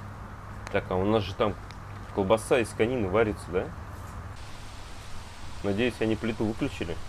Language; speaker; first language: Russian; native; Russian